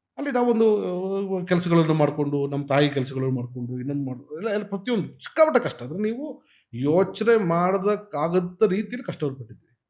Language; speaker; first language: Kannada; non-native, local second language; Malayalam